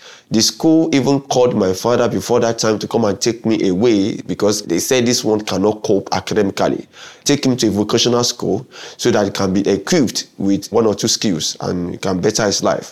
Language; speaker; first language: English; non-native, local second language; Yoruba